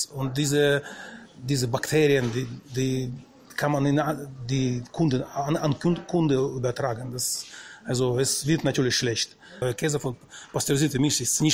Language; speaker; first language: German; non-native, fluent; Russian